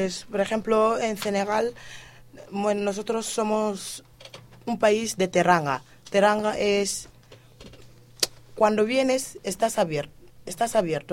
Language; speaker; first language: Spanish; non-native, fluent; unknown